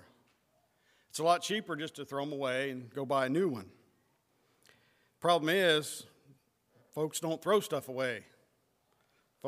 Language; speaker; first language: English; native; English